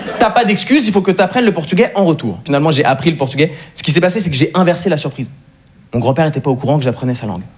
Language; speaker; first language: French; native; French